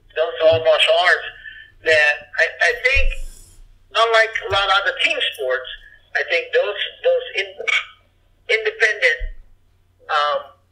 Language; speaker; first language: English; early bilingual, other home language; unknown